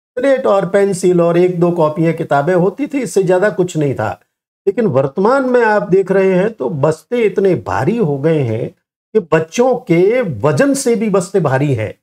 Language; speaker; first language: Hindi; native; Hindi